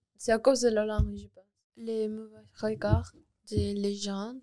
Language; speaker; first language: French; non-native, learner; Spanish